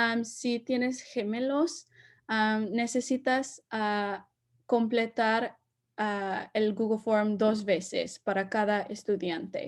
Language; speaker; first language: Spanish; early bilingual, heritage; Spanish